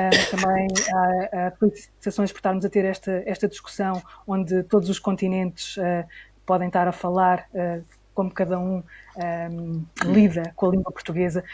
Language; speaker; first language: Portuguese; native; Portuguese